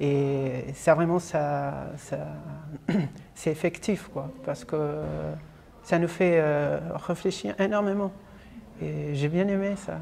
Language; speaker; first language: French; non-native, fluent; Spanish